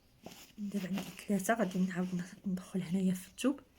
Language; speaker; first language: Arabic; native; Arabic